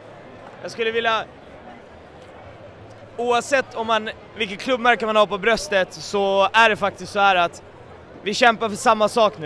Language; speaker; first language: Swedish; native; Swedish